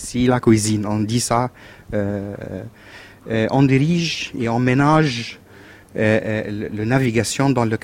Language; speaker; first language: French; non-native, learner; Arabic